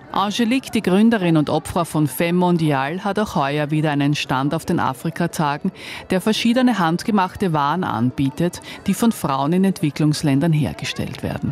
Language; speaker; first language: German; native; German